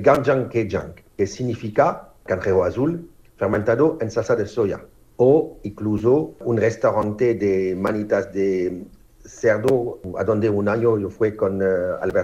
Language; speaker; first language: Spanish; non-native, learner; French